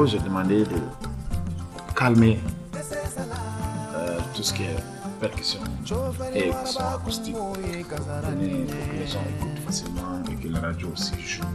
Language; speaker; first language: French; non-native, local second language; Bambara